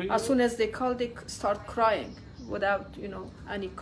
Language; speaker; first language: English; non-native, learner; Persian